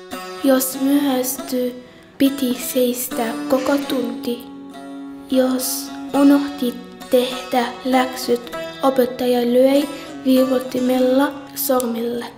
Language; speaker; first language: Finnish; non-native, learner; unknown